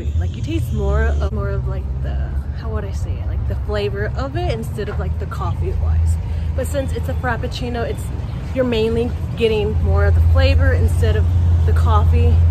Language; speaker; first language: English; early bilingual, other home language; Spanish